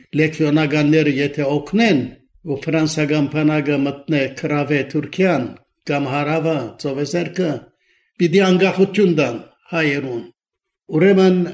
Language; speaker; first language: Armenian; early bilingual, heritage; Armenian